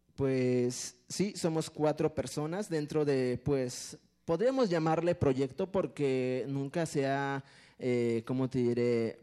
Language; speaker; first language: Spanish; non-native, local second language; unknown